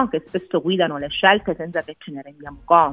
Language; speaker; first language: Italian; native; Italian